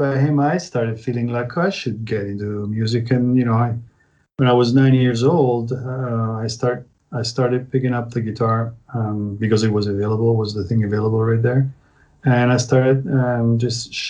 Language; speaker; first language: English; non-native, fluent; Italian